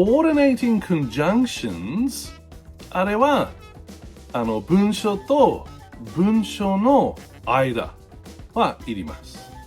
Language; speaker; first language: Japanese; non-native, fluent; English